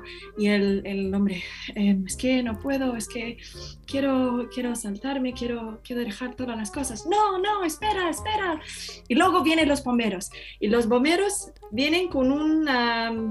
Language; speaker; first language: Spanish; non-native, fluent; English